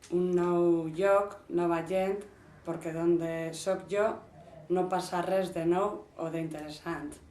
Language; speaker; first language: Catalan; non-native, learner; Spanish